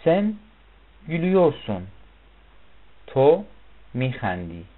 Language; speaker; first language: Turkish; non-native, fluent; Persian